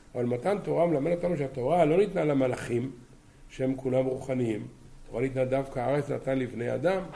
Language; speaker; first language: Hebrew; native; Hebrew